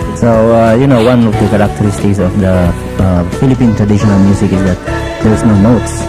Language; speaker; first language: English; non-native, local second language; Filipino